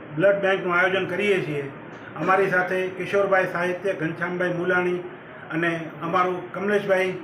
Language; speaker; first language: Gujarati; non-native, local second language; Sindhi